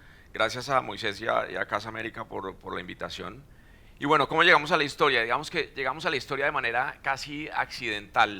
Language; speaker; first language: Spanish; native; Spanish